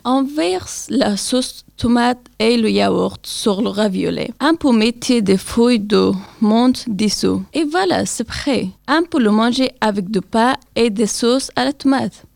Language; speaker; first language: French; non-native, learner; Persian